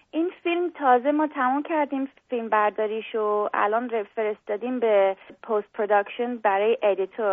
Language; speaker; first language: Persian; early bilingual, heritage; English